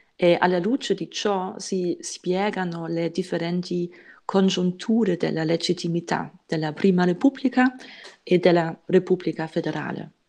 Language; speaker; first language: Italian; non-native, fluent; German